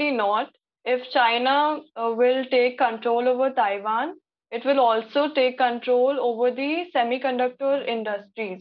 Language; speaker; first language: English; non-native, local second language; Hindi